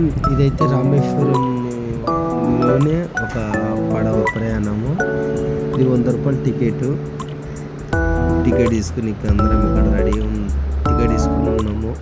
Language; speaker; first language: Telugu; native; Telugu